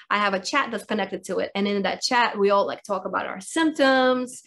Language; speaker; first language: English; early bilingual, other home language; Russian